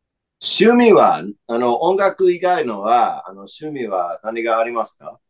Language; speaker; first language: Japanese; non-native, fluent; English